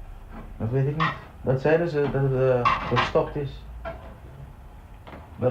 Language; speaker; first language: Dutch; early bilingual, other home language; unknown